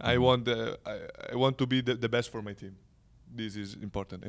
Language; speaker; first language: English; non-native, learner; Italian